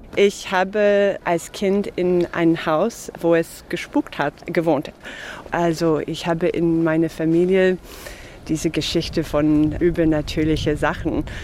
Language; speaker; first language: German; non-native, fluent; English